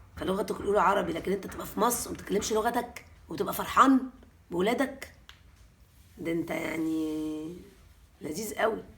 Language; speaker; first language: Arabic; native; Arabic